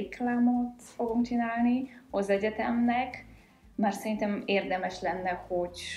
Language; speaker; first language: Hungarian; non-native, fluent; Polish